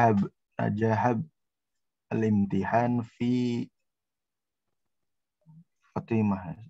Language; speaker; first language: Arabic; non-native, learner; Indonesian